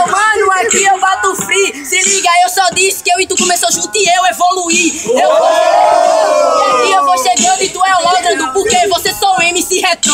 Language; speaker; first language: Portuguese; native; Portuguese